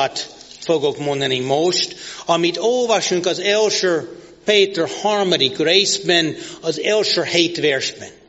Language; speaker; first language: Hungarian; non-native, fluent; English